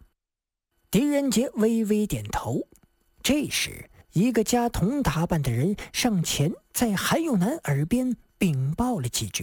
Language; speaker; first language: Chinese; native; Chinese